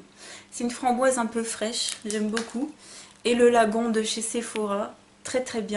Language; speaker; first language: French; native; French